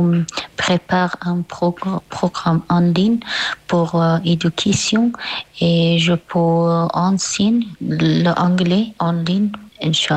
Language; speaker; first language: French; non-native, learner; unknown